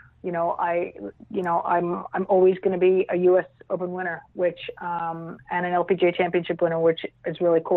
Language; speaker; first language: English; native; English